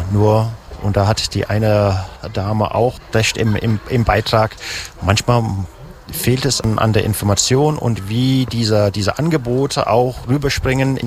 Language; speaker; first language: German; native; German